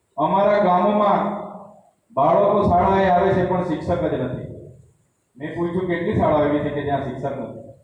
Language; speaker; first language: Gujarati; native; Gujarati